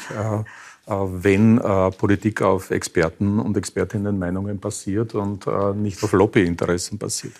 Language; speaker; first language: German; native; German